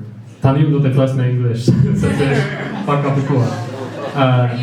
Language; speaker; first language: Albanian; non-native, learner; English